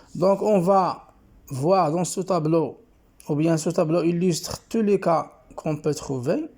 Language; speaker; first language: French; non-native, local second language; Arabic